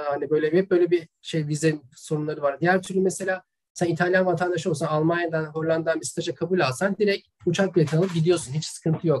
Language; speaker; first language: Turkish; native; Turkish